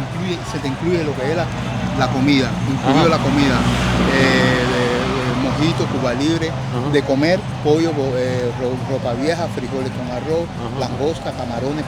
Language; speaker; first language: Spanish; native; Spanish